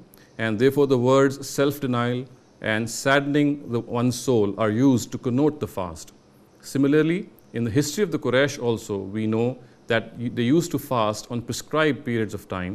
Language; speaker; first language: English; non-native, local second language; Urdu